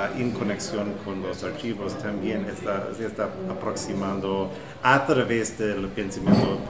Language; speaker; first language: Spanish; non-native, fluent; English